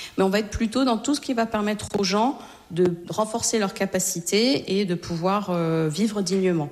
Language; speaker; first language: French; native; French